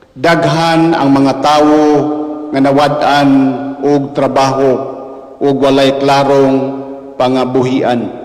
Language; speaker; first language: Cebuano; native; Cebuano